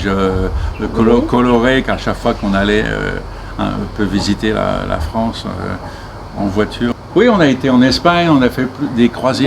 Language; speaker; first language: French; native; French